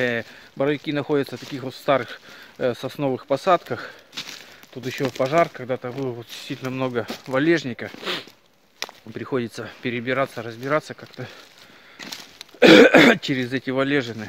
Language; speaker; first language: Russian; native; Russian